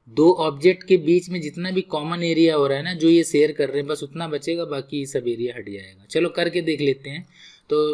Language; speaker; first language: Hindi; native; Hindi